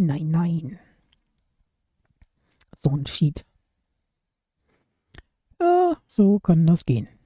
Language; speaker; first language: German; native; German